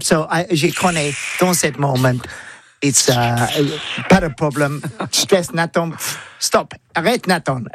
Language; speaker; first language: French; non-native, learner; English